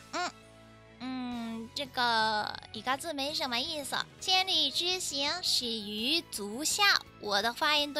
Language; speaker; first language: Chinese; non-native, fluent; Japanese